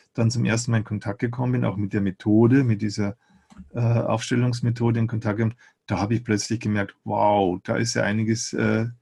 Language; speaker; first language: German; native; German